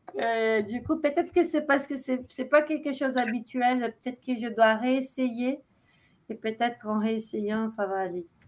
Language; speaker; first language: French; non-native, fluent; Portuguese